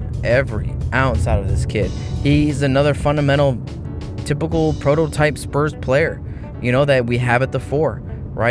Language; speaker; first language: English; native; English